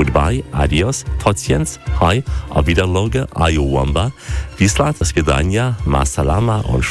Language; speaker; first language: German; native; German